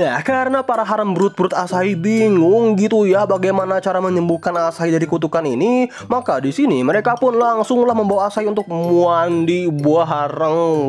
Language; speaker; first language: Indonesian; native; Indonesian